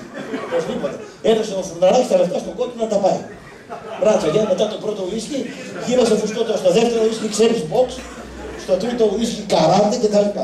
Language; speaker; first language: Greek; native; Greek